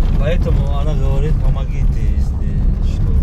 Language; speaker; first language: Russian; non-native, learner; Uzbek